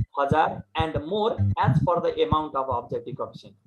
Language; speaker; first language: English; non-native, local second language; Nepali